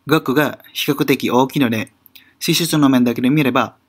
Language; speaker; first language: Japanese; non-native, fluent; Indonesian